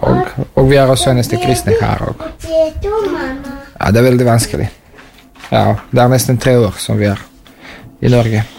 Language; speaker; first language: Norwegian; non-native, learner; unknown